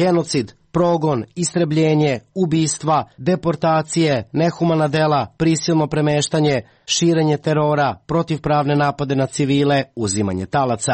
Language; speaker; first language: Serbian; native; Serbian